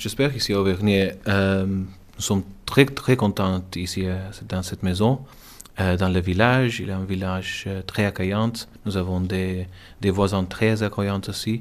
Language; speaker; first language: French; non-native, learner; English